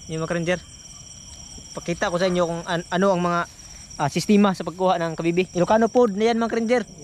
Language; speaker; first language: Filipino; non-native, local second language; Iloko